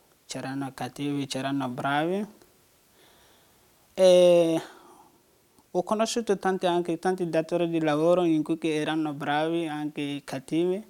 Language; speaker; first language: Italian; non-native, fluent; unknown